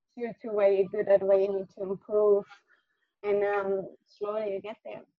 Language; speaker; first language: English; non-native, fluent; German